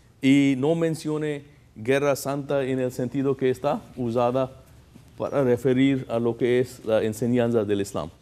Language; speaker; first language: Spanish; non-native, fluent; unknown